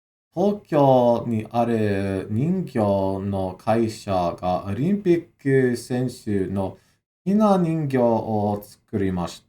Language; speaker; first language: Japanese; non-native, learner; English